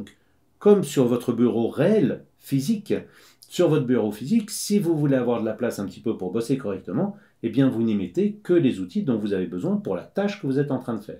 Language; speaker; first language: French; native; French